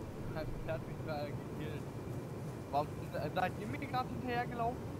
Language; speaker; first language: German; native; German